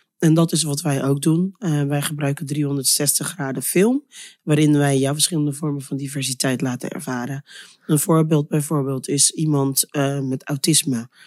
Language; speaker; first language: Dutch; early bilingual, other home language; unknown